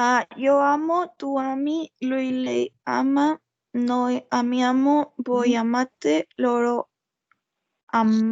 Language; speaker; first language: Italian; non-native, learner; Spanish